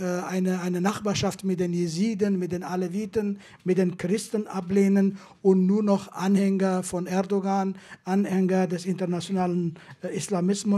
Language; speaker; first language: German; non-native, fluent; Kurdish